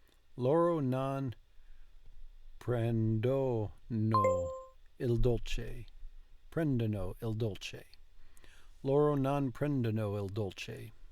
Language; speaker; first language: Italian; non-native, learner; English